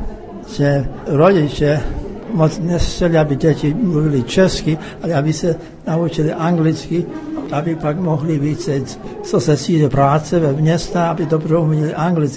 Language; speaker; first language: Czech; early bilingual, heritage; English